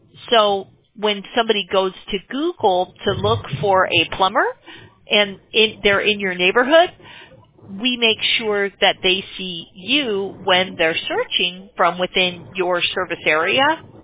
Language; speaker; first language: English; native; English